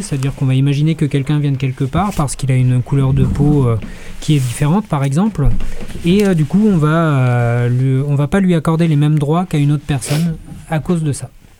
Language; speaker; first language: French; native; French